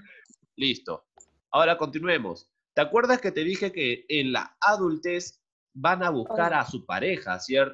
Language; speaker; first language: Spanish; native; Spanish